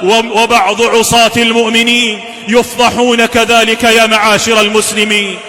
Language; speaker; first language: Arabic; native; Arabic